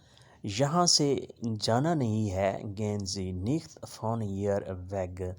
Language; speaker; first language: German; non-native, fluent; Urdu